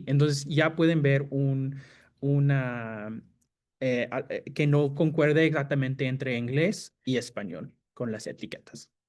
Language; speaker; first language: Spanish; non-native, fluent; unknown